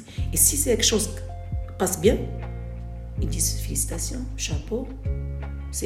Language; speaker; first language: French; non-native, local second language; Arabic